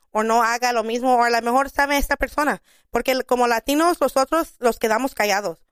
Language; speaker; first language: Spanish; early bilingual, other home language; English